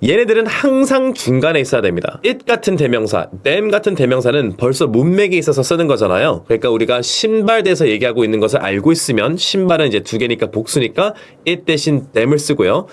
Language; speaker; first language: Korean; early bilingual, heritage; Korean